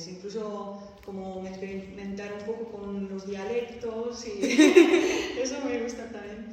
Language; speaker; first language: Spanish; non-native, fluent; Dutch